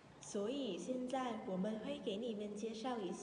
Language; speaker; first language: Chinese; non-native, learner; Vietnamese